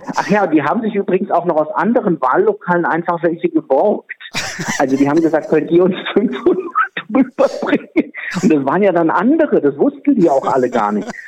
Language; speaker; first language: German; non-native, fluent; Czech